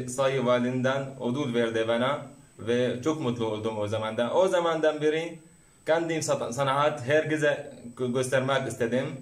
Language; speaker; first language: Turkish; non-native, learner; Arabic